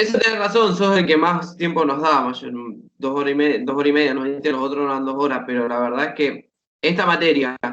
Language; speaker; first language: Spanish; native; Spanish